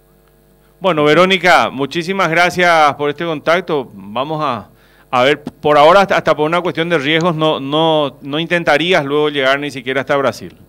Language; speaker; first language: Spanish; native; Spanish